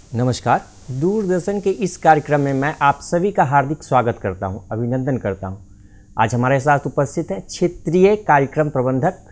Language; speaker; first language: Hindi; native; Hindi